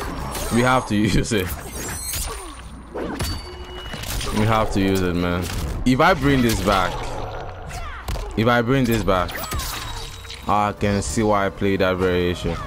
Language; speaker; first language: English; native; English